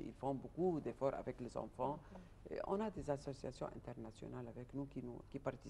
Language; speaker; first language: French; non-native, fluent; Arabic